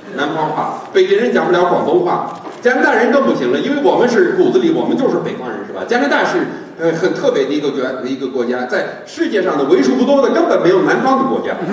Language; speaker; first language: Chinese; non-native, fluent; English